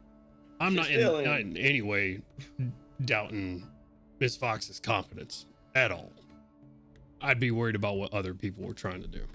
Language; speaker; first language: English; native; English